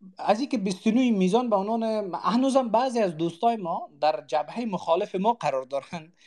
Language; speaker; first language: Persian; non-native, local second language; Uzbek